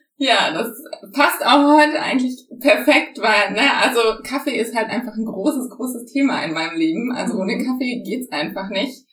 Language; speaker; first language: German; native; German